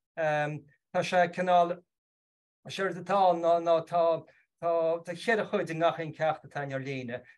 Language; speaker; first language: Irish; native; Irish